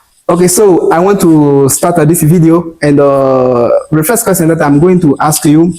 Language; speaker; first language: English; non-native, learner; French